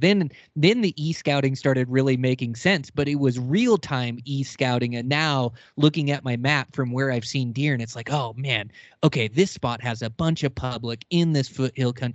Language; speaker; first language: English; native; English